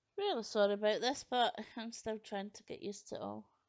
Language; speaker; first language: English; native; English